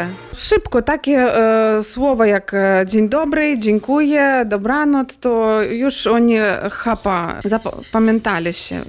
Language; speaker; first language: Polish; non-native, learner; Ukrainian